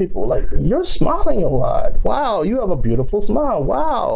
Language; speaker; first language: English; non-native, local second language; Filipino